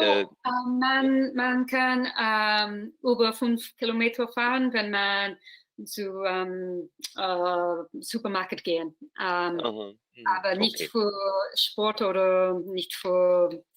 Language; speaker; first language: German; non-native, learner; English